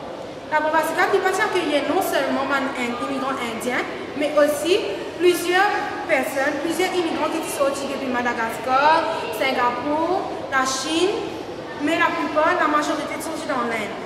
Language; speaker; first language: French; non-native, local second language; Morisyen